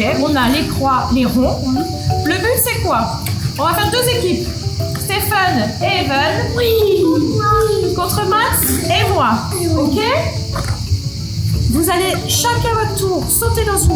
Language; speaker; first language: French; native; French